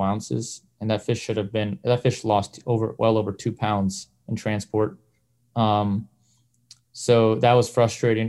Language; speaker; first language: English; native; English